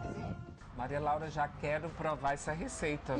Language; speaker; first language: Portuguese; native; Portuguese